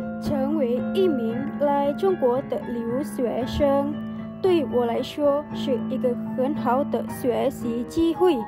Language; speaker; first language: Chinese; non-native, fluent; Indonesian